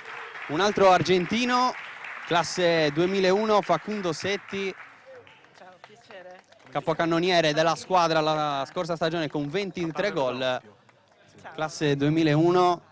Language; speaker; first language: Italian; native; Italian